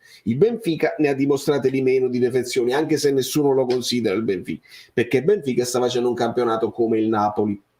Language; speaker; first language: Italian; native; Italian